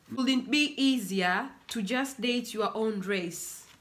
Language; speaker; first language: English; non-native, local second language; Swahili